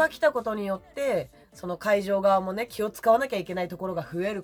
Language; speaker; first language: Japanese; native; Japanese